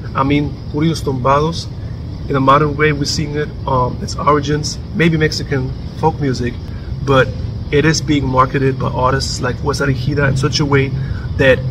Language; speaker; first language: English; native; English